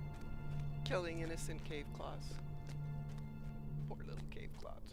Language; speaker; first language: English; native; English